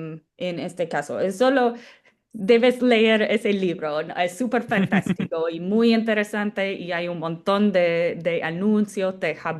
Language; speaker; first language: Spanish; non-native, fluent; English